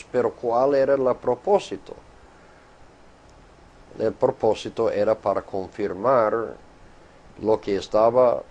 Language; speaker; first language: Spanish; non-native, fluent; English